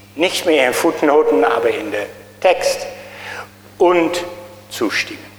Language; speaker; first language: German; native; German